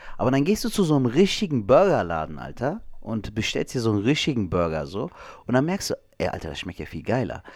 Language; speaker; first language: German; early bilingual, other home language; Turkish